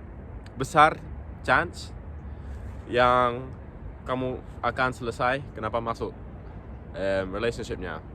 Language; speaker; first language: Indonesian; non-native, local second language; English